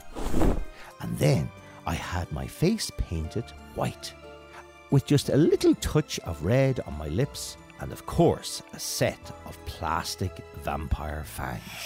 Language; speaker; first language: English; native; English